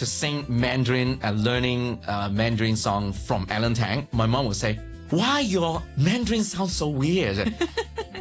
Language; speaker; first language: English; non-native, local second language; Chinese